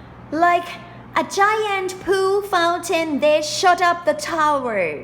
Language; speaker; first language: English; non-native, fluent; Thai